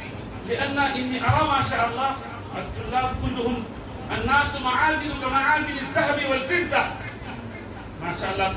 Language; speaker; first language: Arabic; non-native, fluent; Urdu